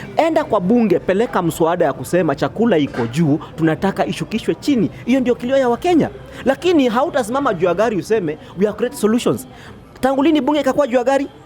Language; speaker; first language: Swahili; native; Swahili